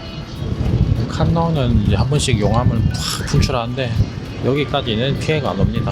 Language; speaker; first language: Korean; native; Korean